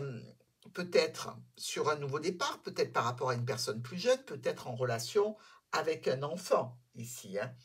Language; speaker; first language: French; native; French